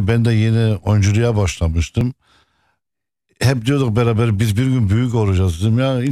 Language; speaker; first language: Turkish; non-native, fluent; Arabic